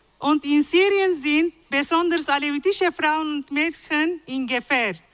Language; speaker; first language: German; non-native, fluent; Arabic